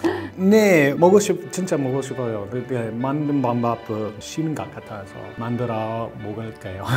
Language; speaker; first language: Korean; non-native, learner; English